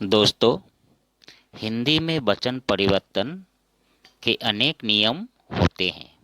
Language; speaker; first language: Hindi; non-native, local second language; Assamese